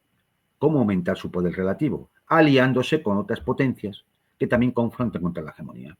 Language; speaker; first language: Spanish; native; Spanish